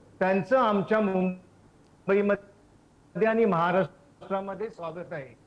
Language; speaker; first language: Marathi; native; Marathi